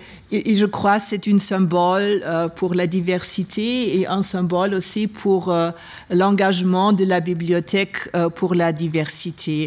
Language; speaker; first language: French; non-native, learner; German